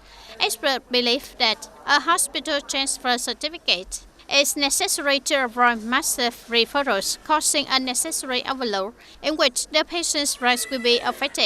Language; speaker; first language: English; non-native, fluent; Vietnamese